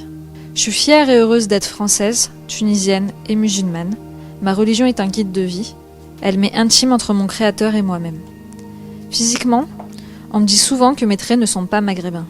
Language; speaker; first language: French; native; French